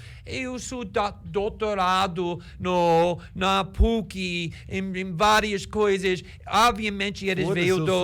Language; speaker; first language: Portuguese; non-native, fluent; English